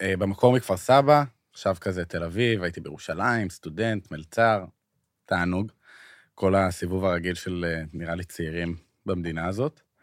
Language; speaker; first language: Hebrew; native; Hebrew